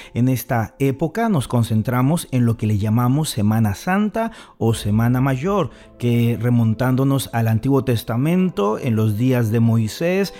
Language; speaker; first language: Spanish; native; Spanish